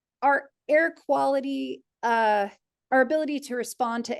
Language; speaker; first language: English; native; English